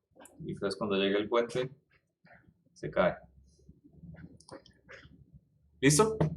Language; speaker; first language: Spanish; native; Spanish